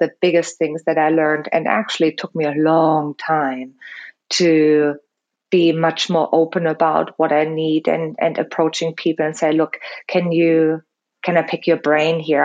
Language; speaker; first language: English; non-native, fluent; German